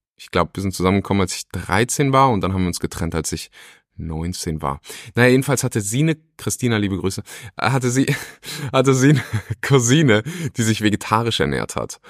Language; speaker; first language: German; early bilingual, other home language; Russian